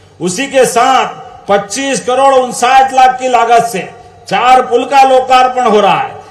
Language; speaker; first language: Hindi; native; Hindi